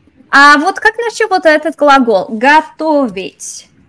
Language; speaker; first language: Russian; non-native, fluent; English